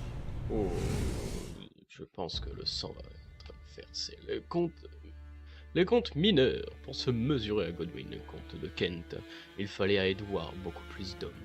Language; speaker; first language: French; native; French